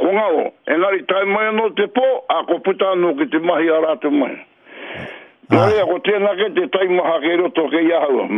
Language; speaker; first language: Māori; native; Māori